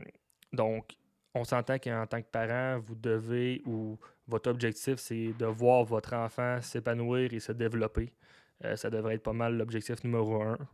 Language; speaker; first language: French; native; French